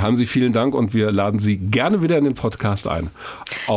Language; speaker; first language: German; native; German